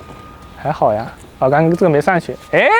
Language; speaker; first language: Chinese; native; Chinese